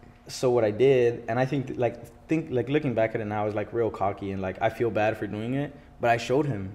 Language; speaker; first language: English; early bilingual, other home language; Spanish